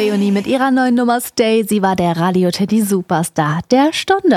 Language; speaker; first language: German; native; German